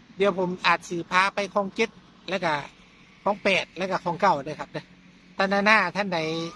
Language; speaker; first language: Thai; non-native, local second language; Northeastern Thai